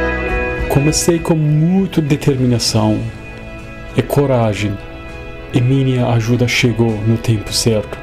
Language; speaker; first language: Portuguese; non-native, fluent; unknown